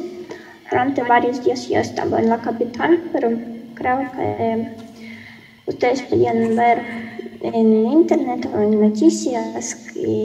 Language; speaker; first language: Spanish; non-native, fluent; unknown